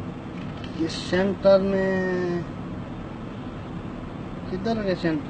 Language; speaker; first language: Hindi; non-native, learner; Nepali